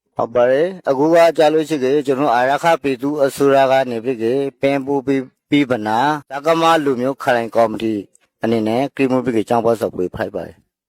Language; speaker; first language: Burmese; native; Burmese